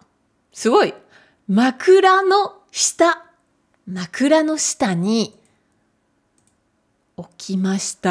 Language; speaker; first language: Japanese; non-native, fluent; French